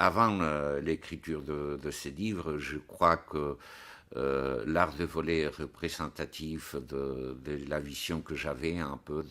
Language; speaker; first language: French; non-native, fluent; Spanish